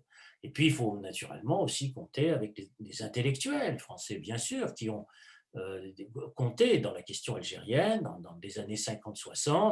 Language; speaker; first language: French; native; French